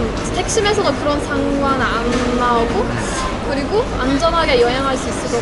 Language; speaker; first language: Korean; non-native, fluent; Turkish